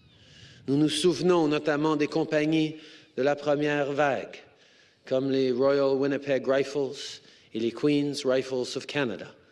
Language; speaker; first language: French; native; French